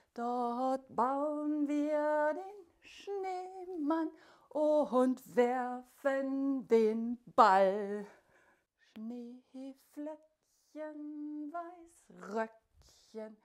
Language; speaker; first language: German; native; German